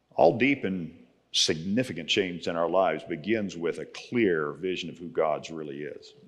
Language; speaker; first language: English; native; English